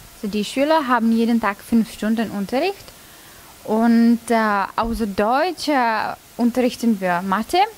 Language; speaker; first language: German; non-native, fluent; Czech